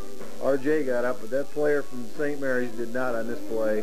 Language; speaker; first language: English; native; English